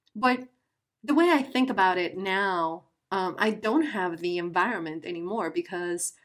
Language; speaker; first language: English; non-native, fluent; Spanish